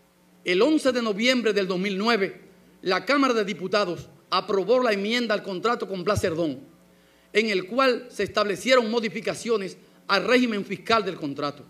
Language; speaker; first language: Spanish; native; Spanish